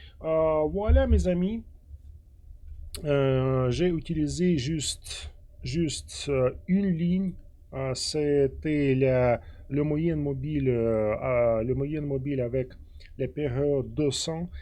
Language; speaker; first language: French; non-native, fluent; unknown